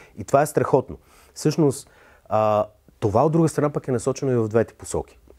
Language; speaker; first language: Bulgarian; native; Bulgarian